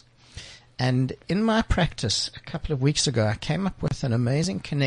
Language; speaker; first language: English; native; English